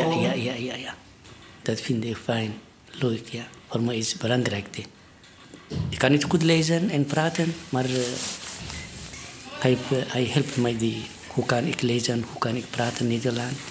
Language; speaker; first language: Dutch; non-native, learner; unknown